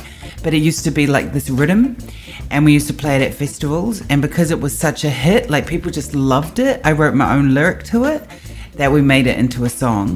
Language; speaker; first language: English; native; English